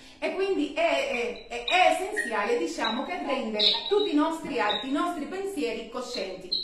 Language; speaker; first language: Italian; non-native, fluent; Spanish